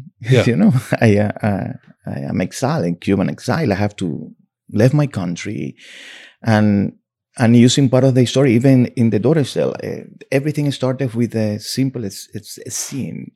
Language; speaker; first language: English; non-native, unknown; Spanish